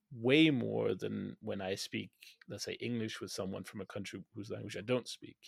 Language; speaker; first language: English; non-native, fluent; Danish